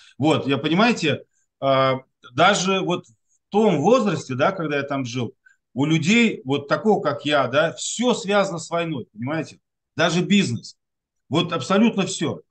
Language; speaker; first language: Russian; non-native, local second language; Tatar